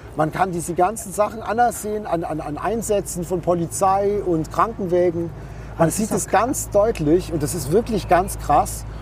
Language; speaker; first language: German; native; German